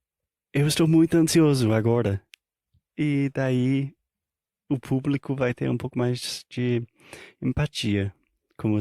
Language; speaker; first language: Portuguese; non-native, fluent; English